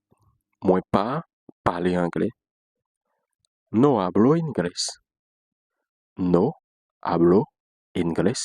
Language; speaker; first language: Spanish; non-native, fluent; Haitian Creole